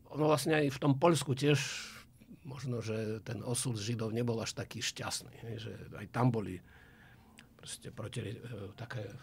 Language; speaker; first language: Slovak; non-native, fluent; Russian